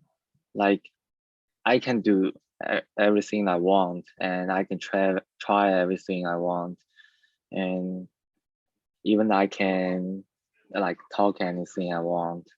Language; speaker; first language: English; non-native, learner; Chinese